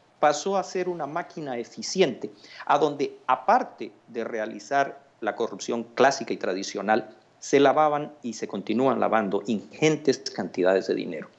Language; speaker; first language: Spanish; native; Spanish